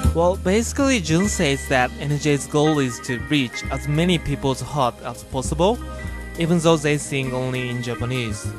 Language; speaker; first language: English; non-native, fluent; Japanese